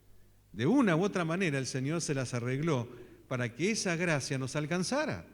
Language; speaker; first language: Spanish; native; Spanish